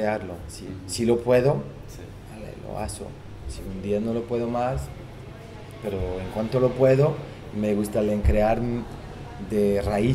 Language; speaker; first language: Spanish; non-native, fluent; Portuguese